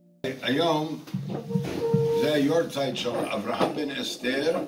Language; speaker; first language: Hebrew; non-native, fluent; English